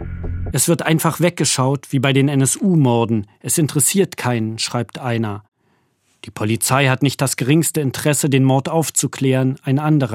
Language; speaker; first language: German; native; German